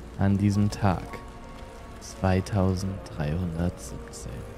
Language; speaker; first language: German; native; German